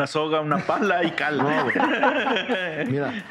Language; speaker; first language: Spanish; native; Spanish